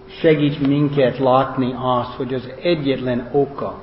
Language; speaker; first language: Hungarian; non-native, fluent; English